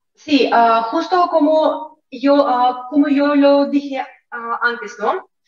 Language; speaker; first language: Spanish; non-native, fluent; Russian